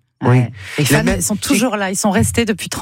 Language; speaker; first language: French; native; French